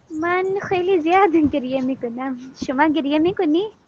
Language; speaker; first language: Persian; non-native, learner; Urdu